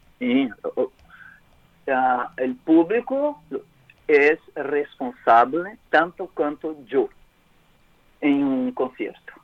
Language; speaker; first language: Spanish; non-native, learner; Portuguese